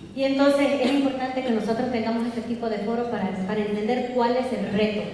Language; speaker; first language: Spanish; native; Spanish